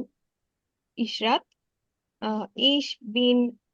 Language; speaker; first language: German; non-native, learner; Bangla